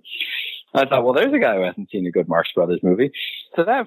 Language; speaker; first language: English; native; English